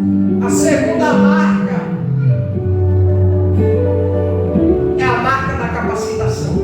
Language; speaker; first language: Portuguese; native; Portuguese